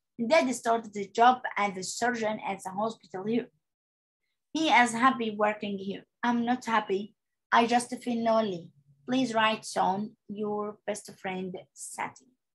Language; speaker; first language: English; non-native, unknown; Arabic